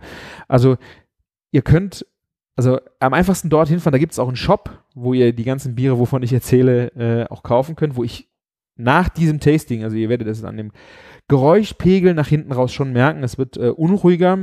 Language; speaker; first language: German; native; German